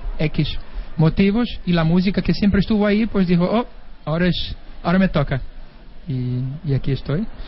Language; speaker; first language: Spanish; non-native, fluent; Portuguese